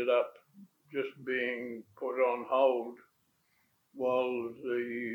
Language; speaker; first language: English; native; English